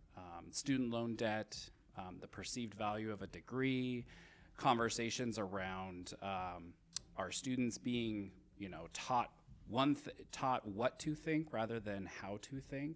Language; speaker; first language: English; native; English